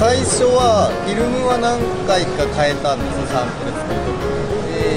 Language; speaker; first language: Japanese; native; Japanese